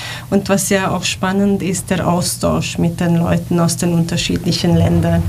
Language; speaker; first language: German; non-native, fluent; Romanian